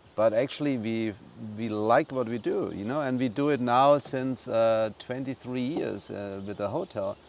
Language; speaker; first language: English; non-native, fluent; German